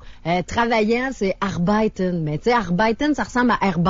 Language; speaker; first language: French; native; French